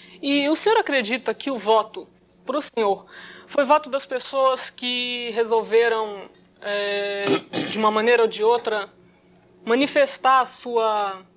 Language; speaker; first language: Portuguese; native; Portuguese